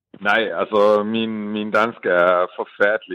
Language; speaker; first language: Danish; early bilingual, heritage; German